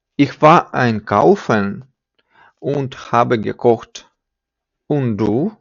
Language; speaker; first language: German; non-native, fluent; Ukrainian